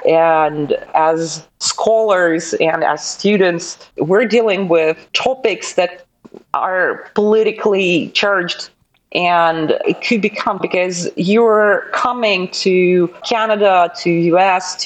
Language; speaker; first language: English; non-native, fluent; Russian